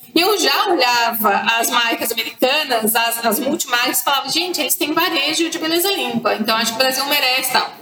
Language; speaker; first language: Portuguese; native; Portuguese